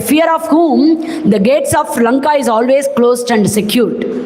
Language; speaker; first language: English; non-native, local second language; Tamil